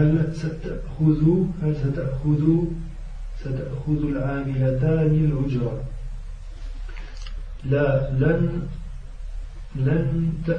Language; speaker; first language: Arabic; non-native, learner; French